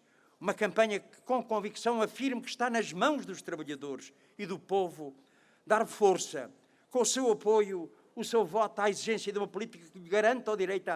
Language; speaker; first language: Portuguese; native; Portuguese